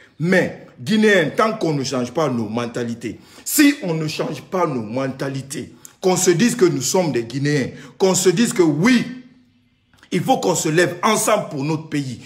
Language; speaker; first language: French; non-native, local second language; Susu